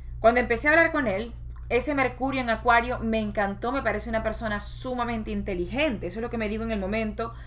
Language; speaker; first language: Spanish; native; Spanish